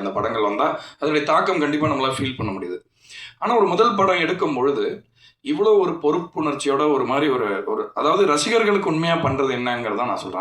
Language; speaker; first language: Tamil; native; Tamil